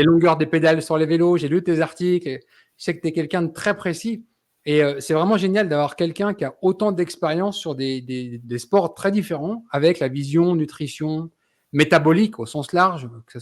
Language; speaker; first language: French; native; French